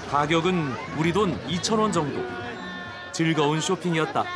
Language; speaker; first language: Korean; native; Korean